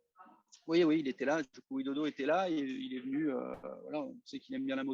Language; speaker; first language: French; native; French